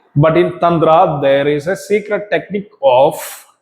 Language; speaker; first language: English; non-native, local second language; Malayalam